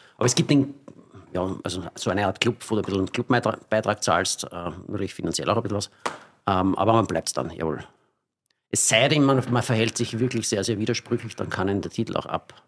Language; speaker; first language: German; native; German